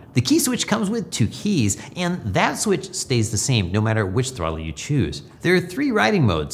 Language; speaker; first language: English; native; English